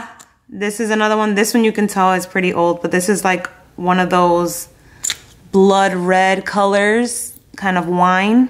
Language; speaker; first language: English; native; English